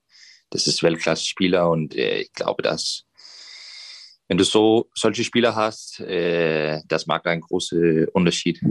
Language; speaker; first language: German; non-native, fluent; Danish